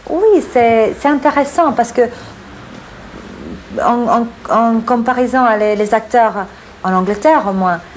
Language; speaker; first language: French; non-native, fluent; English